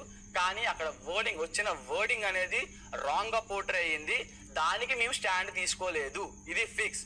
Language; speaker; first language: Telugu; native; Telugu